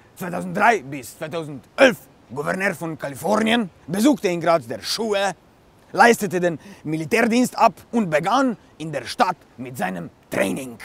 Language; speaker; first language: German; non-native, learner; Slovenian